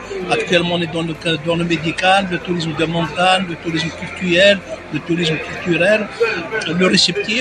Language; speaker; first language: French; non-native, local second language; Arabic